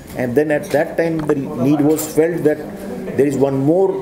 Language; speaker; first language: English; non-native, local second language; Hindi